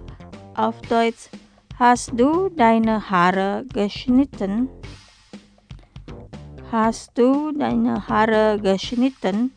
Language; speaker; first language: German; non-native, fluent; Indonesian